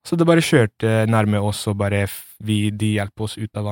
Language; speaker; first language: Norwegian; early bilingual, other home language; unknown